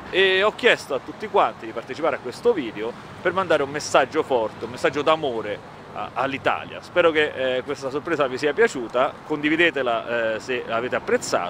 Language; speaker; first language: Italian; native; Italian